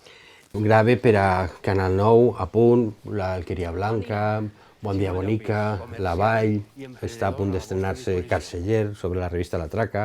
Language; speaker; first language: Catalan; native; Catalan